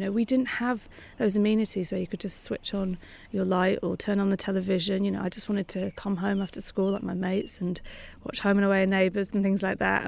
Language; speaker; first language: English; native; English